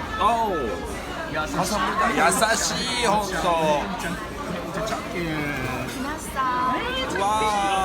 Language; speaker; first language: Korean; non-native, learner; Japanese